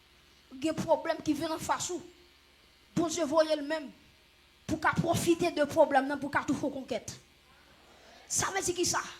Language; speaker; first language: French; non-native, local second language; Haitian Creole